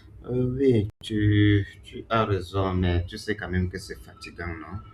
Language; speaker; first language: French; non-native, fluent; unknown